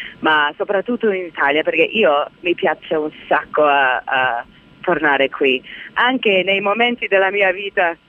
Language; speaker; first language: Italian; early bilingual, heritage; Italian